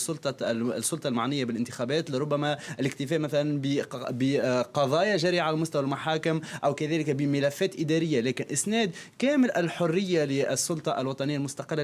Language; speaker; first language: Arabic; native; Arabic